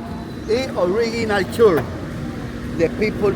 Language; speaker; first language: English; non-native, learner; Spanish